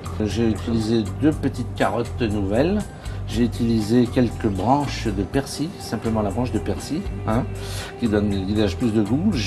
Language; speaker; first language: French; native; French